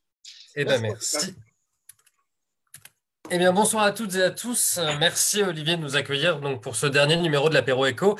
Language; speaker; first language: French; native; French